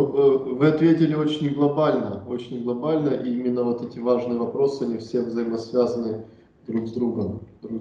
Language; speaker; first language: Russian; native; Russian